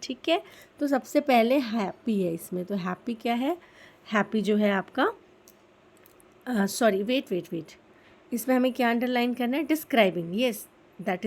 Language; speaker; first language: Hindi; native; Hindi